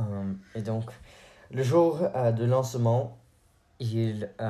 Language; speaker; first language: French; non-native, learner; English